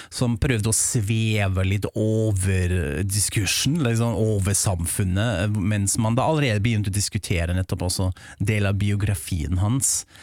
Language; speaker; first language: Norwegian; non-native, fluent; German